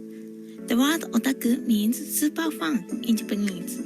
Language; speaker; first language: English; non-native, learner; Japanese